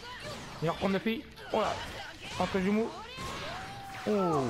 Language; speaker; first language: French; native; French